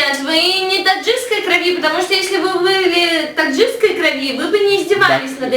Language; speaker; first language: Russian; native; Russian